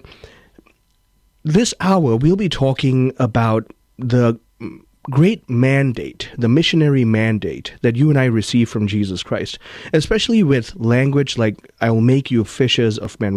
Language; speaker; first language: English; non-native, local second language; Tamil